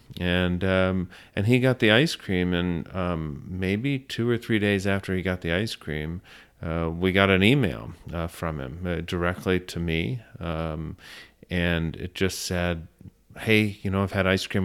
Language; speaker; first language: English; native; English